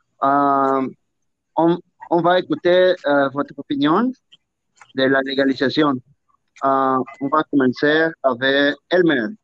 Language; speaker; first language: French; non-native, learner; Spanish